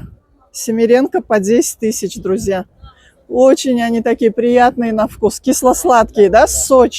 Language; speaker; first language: Russian; native; Russian